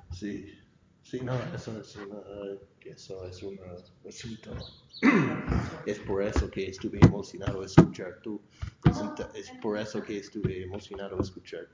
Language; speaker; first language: Spanish; non-native, fluent; English